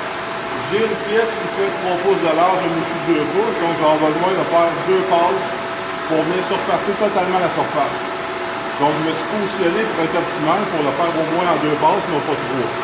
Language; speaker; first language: French; native; French